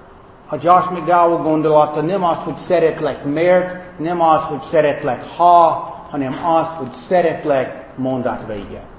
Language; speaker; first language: Hungarian; non-native, fluent; English